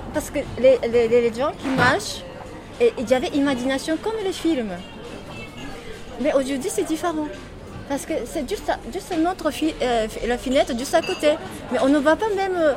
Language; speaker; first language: French; non-native, learner; Japanese